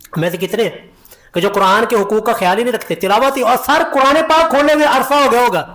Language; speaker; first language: Urdu; non-native, local second language; Punjabi